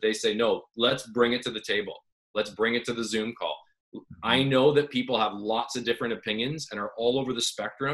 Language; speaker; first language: English; native; English